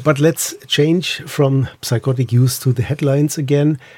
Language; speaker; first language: English; non-native, learner; German